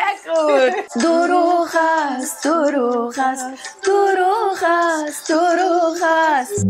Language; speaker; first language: German; early bilingual, other home language; Persian